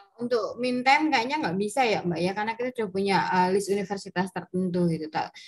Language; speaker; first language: Indonesian; native; Indonesian